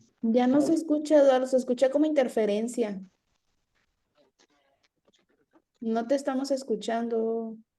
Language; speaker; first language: Spanish; native; Spanish